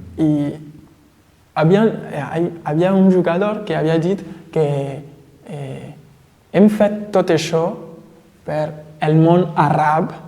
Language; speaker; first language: Catalan; non-native, fluent; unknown